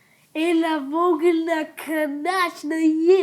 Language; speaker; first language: Albanian; early bilingual, heritage; Albanian